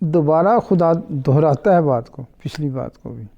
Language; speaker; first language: Urdu; non-native, local second language; Punjabi